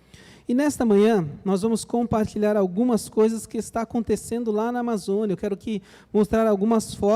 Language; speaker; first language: Portuguese; native; Portuguese